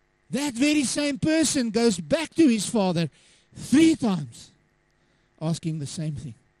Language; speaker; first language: English; non-native, local second language; Afrikaans